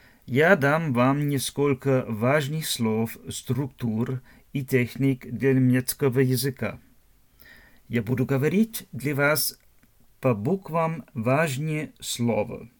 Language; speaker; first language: Russian; non-native, learner; German